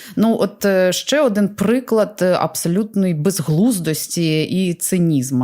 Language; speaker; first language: Ukrainian; native; Ukrainian